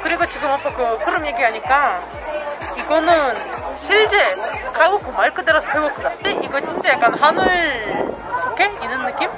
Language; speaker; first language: Korean; non-native, fluent; Lithuanian